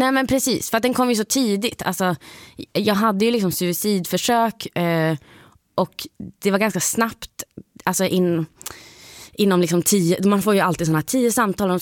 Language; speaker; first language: Swedish; native; Swedish